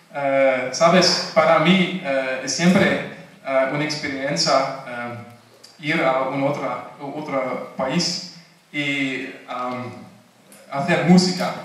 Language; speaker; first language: Spanish; non-native, learner; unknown